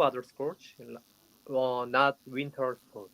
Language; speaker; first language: English; non-native, learner; Korean